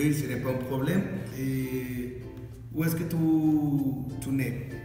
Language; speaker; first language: French; non-native, learner; Spanish